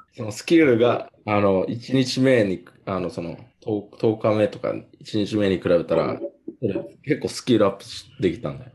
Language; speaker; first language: Japanese; non-native, fluent; English